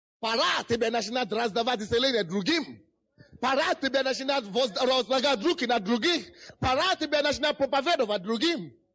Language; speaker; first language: Russian; non-native, fluent; Yoruba